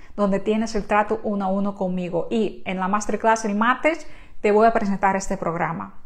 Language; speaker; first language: Spanish; non-native, fluent; Ukrainian